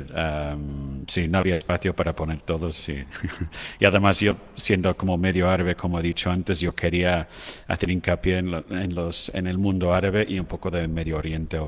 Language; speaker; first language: Spanish; non-native, fluent; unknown